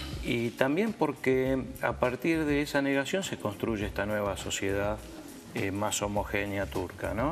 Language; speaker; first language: Spanish; native; Spanish